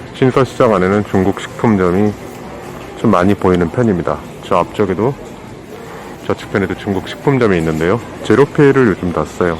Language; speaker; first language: Korean; native; Korean